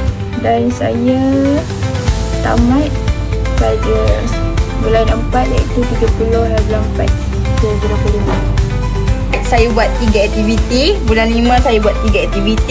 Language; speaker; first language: Malay; native; Malay